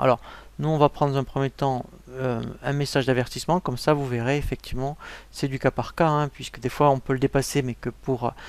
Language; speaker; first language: French; native; French